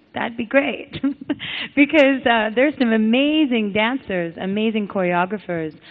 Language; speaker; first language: English; native; English